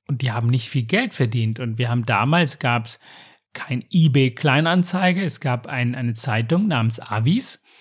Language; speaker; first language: German; non-native, fluent; Tamil